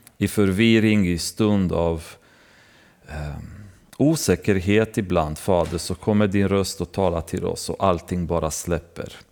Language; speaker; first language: Swedish; non-native, fluent; Romanian